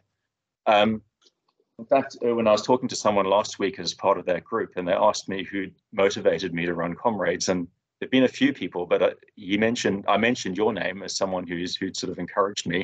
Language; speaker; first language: English; native; English